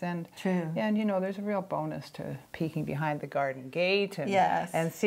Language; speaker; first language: English; native; English